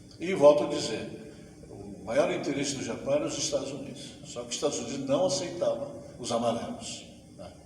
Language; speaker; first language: Portuguese; early bilingual, other home language; Japanese